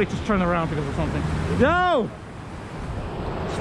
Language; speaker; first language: English; native; English